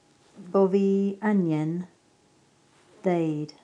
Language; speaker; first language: Welsh; non-native, learner; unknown